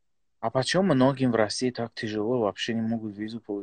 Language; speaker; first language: Russian; non-native, fluent; Persian